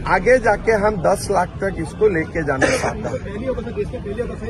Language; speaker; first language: Hindi; non-native, local second language; Assamese